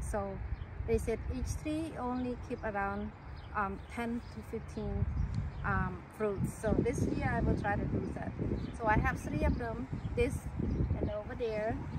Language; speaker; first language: English; non-native, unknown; Khmer